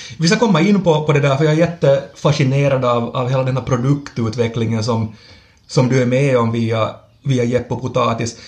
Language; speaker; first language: Swedish; native; Swedish